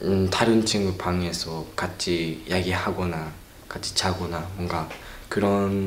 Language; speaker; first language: Korean; non-native, learner; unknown